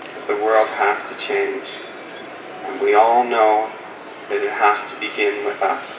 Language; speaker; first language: English; native; English